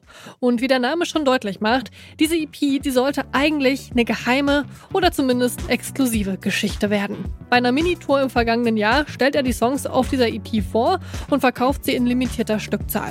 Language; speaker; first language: German; native; German